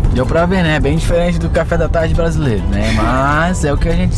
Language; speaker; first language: Portuguese; native; Portuguese